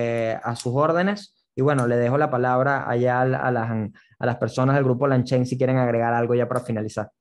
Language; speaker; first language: Spanish; native; Spanish